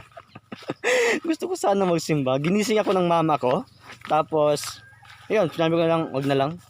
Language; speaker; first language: Filipino; non-native, local second language; Cebuano